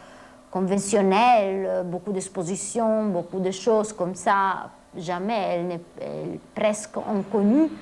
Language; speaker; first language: French; non-native, fluent; Italian